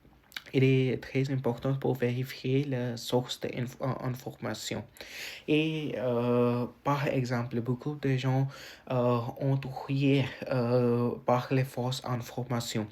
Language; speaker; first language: French; non-native, learner; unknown